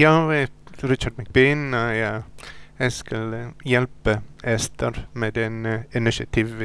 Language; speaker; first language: Norwegian; non-native, fluent; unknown